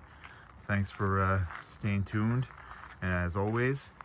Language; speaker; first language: English; native; English